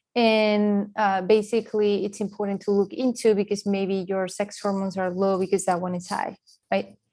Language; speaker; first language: English; non-native, fluent; Spanish